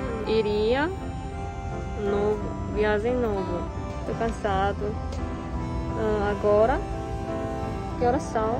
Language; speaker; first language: Portuguese; non-native, learner; Korean